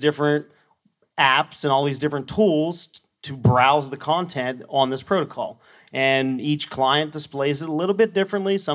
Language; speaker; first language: English; native; English